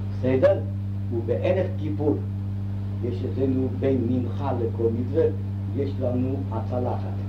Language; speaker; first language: Hebrew; non-native, fluent; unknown